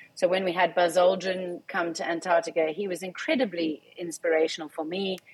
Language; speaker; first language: English; native; English